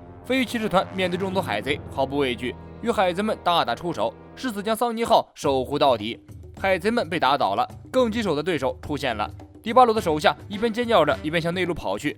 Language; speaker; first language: Chinese; native; Chinese